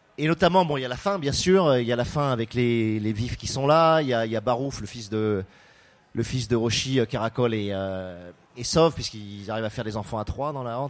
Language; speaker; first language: French; native; French